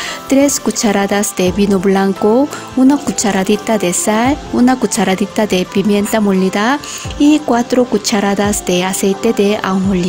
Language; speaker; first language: Spanish; non-native, learner; Korean